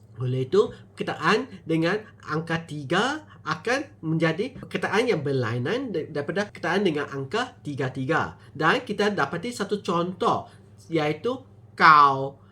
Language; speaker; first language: Malay; non-native, local second language; Min Nan Chinese